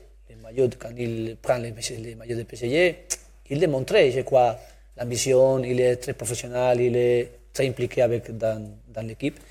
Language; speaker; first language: French; non-native, learner; Spanish